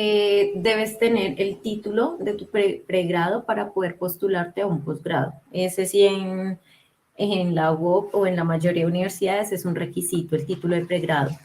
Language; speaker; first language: Spanish; native; Spanish